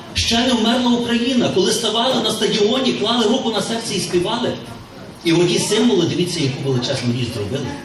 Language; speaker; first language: Ukrainian; native; Ukrainian